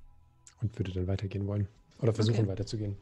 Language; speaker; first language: German; native; German